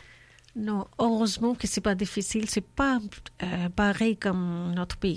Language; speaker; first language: French; non-native, learner; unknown